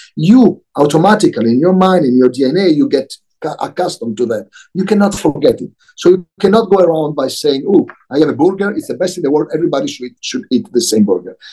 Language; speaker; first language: English; non-native, fluent; Italian